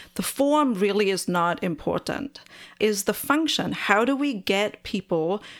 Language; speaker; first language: English; native; English